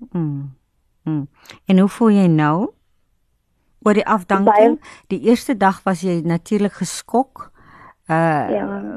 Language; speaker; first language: Afrikaans; native; Afrikaans